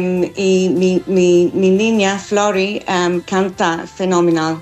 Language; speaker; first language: Spanish; non-native, fluent; English